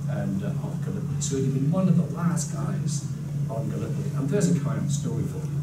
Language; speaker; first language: English; native; English